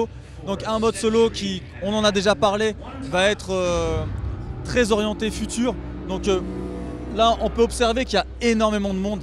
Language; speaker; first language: French; native; French